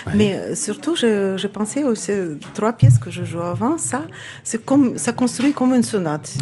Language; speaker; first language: French; non-native, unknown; Russian